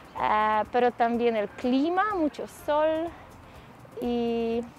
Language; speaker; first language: Spanish; non-native, fluent; Polish